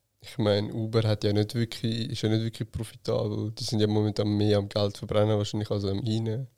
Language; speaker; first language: German; native; German